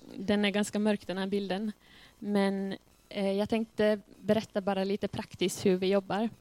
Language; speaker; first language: Swedish; native; Swedish